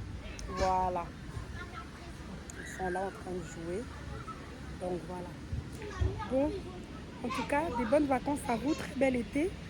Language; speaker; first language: French; native; French